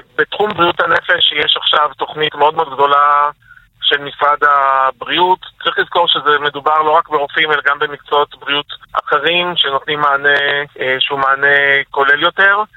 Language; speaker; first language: Hebrew; native; Hebrew